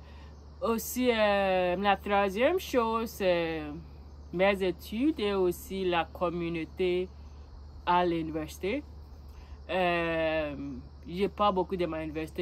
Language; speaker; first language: French; non-native, learner; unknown